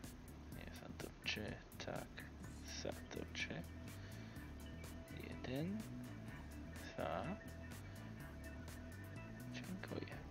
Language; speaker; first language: Polish; non-native, learner; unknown